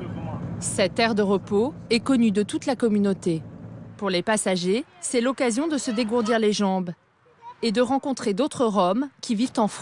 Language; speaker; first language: French; native; French